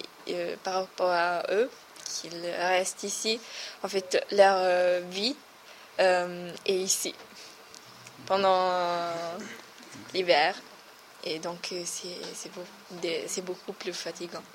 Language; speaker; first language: French; non-native, fluent; Italian